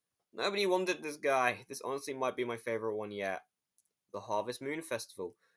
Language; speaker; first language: English; native; English